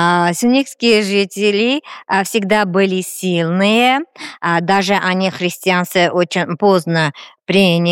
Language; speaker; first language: Russian; non-native, fluent; Armenian